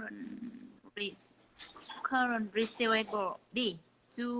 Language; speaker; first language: English; non-native, learner; Vietnamese